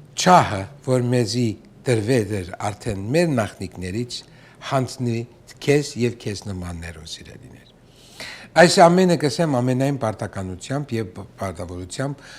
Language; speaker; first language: Armenian; native; Armenian